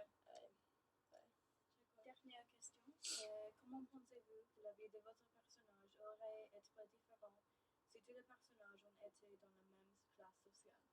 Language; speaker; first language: French; non-native, learner; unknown